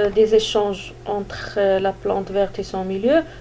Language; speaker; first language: French; non-native, local second language; Arabic